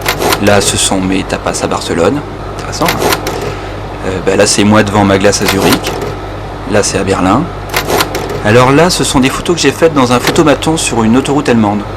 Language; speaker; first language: French; native; French